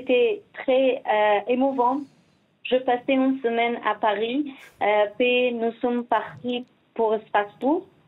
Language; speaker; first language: French; non-native, learner; Persian